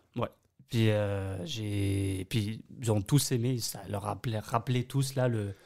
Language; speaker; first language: French; native; French